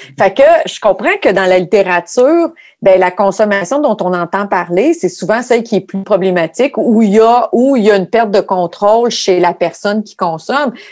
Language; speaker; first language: French; native; French